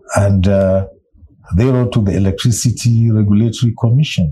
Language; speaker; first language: English; non-native, local second language; Hausa